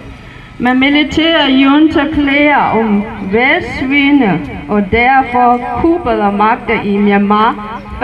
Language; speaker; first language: Danish; non-native, learner; Burmese